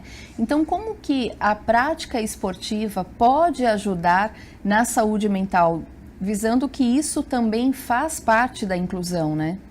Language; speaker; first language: Portuguese; native; Portuguese